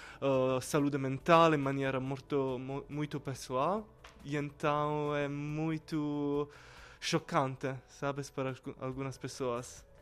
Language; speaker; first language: Portuguese; non-native, learner; Italian